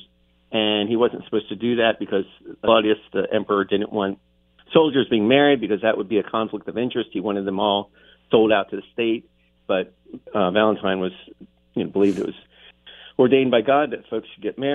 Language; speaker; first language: English; native; English